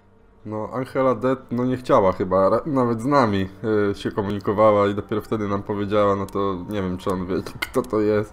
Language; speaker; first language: Polish; native; Polish